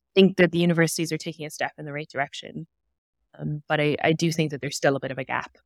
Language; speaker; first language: English; native; English